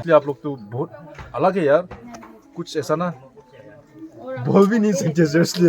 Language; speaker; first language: Hindi; non-native, local second language; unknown